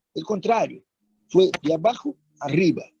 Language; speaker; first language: Spanish; non-native, fluent; Portuguese